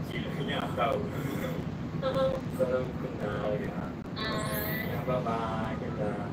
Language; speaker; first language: Indonesian; non-native, learner; Japanese